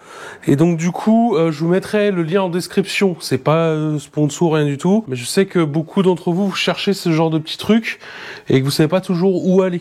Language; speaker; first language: French; native; French